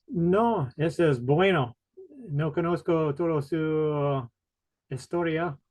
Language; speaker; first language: Spanish; non-native, learner; English